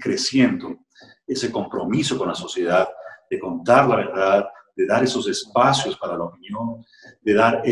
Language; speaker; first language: Spanish; native; Spanish